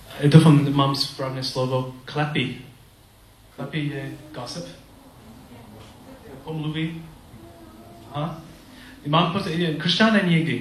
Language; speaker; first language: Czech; non-native, learner; English